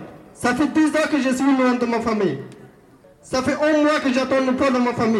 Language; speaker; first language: French; non-native, learner; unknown